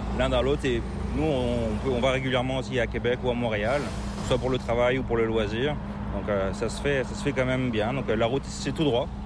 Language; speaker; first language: French; native; French